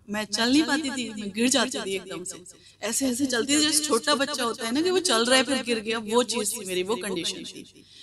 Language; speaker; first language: Hindi; native; Hindi